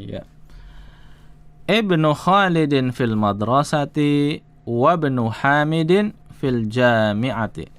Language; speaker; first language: Arabic; non-native, fluent; Indonesian